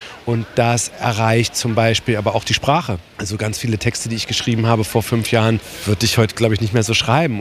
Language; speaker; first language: German; native; German